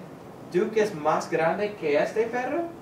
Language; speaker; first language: Spanish; non-native, fluent; English